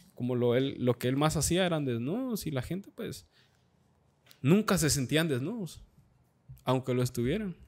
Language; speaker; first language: Spanish; native; Spanish